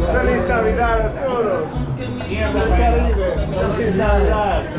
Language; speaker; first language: Spanish; non-native, learner; English